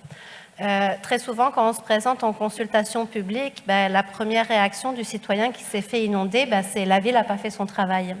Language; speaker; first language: French; native; French